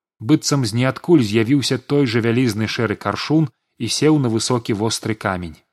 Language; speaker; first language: Belarusian; native; Belarusian